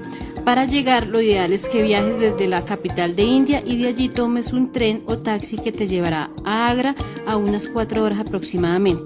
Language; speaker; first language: Spanish; native; Spanish